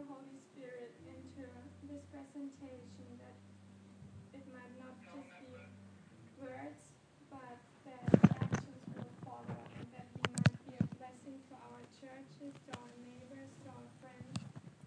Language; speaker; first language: English; non-native, fluent; German